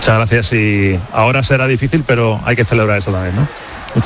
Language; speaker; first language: Spanish; native; Spanish